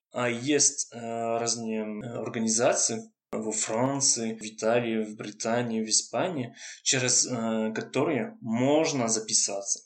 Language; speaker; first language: Russian; non-native, fluent; French